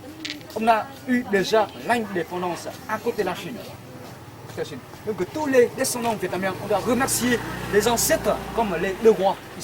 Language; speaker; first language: French; non-native, fluent; Vietnamese